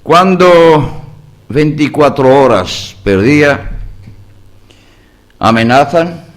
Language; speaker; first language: Spanish; non-native, learner; Greek